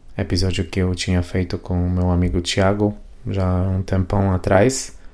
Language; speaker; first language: Portuguese; non-native, fluent; Polish